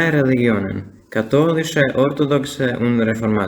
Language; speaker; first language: German; non-native, learner; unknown